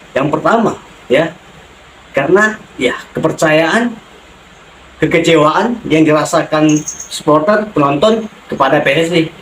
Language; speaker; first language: Indonesian; native; Indonesian